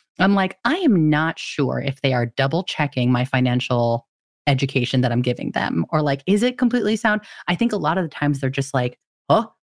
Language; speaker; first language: English; early bilingual, other home language; Filipino